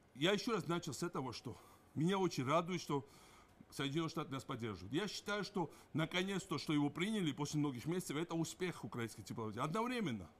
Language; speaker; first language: Russian; non-native, local second language; Georgian